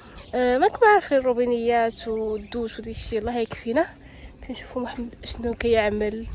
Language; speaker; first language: Arabic; native; Arabic